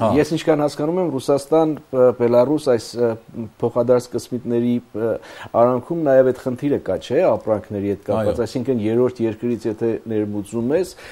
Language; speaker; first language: Armenian; native; Armenian